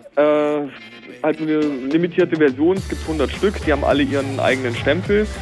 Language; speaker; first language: German; native; German